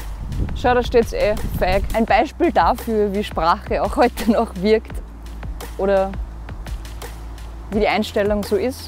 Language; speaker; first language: German; native; German